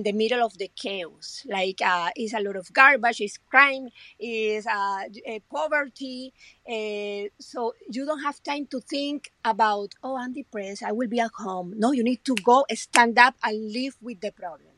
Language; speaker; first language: English; non-native, fluent; Spanish